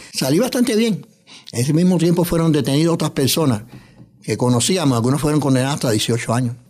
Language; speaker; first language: Spanish; native; Spanish